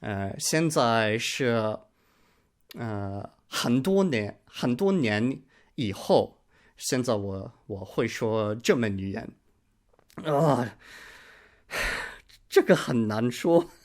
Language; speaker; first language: Chinese; non-native, learner; English